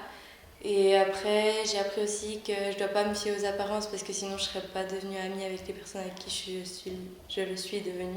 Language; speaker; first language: French; native; French